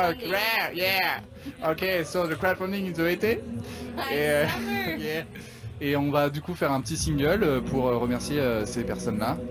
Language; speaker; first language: French; native; French